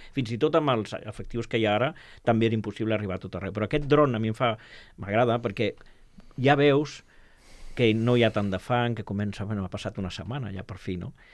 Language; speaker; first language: Catalan; native; Catalan